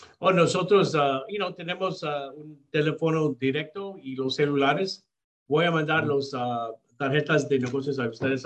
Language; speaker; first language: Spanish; early bilingual, heritage; Spanish